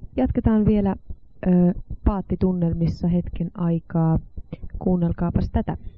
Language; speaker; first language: Finnish; native; Finnish